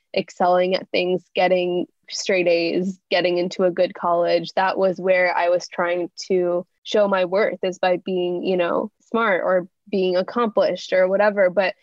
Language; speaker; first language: English; native; English